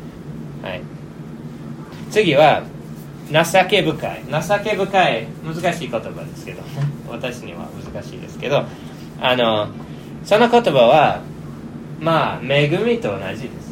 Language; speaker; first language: Japanese; non-native, fluent; English